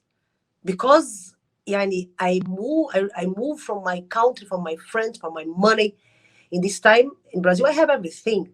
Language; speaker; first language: English; non-native, learner; Arabic